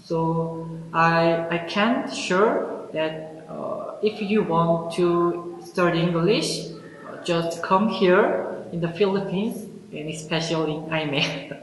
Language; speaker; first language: English; non-native, learner; Korean